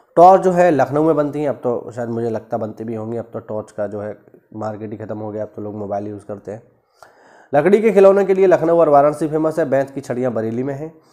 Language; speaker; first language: Hindi; native; Hindi